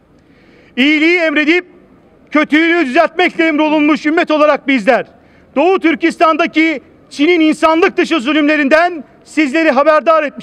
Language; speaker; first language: Turkish; native; Turkish